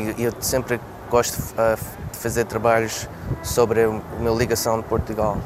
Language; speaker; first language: Portuguese; early bilingual, heritage; Portuguese